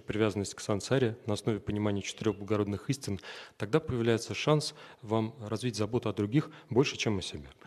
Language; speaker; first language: Russian; native; Russian